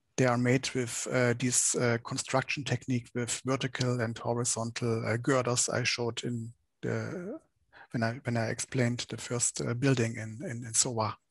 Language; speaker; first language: English; non-native, fluent; German